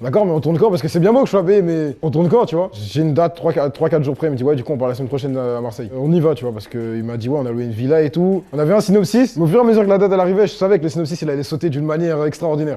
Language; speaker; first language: French; native; French